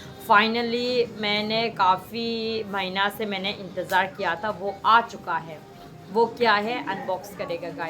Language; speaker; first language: Hindi; non-native, local second language; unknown